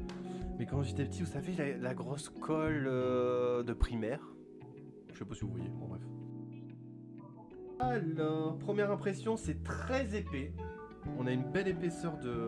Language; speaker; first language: French; native; French